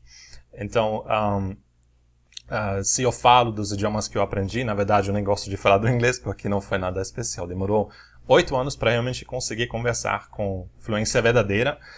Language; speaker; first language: Portuguese; non-native, fluent; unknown